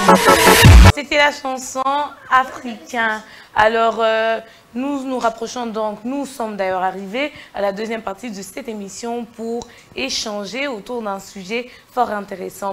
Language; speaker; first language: French; non-native, local second language; Lingala